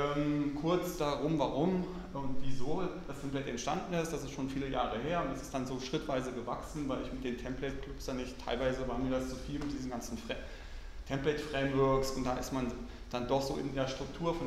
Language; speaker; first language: German; native; German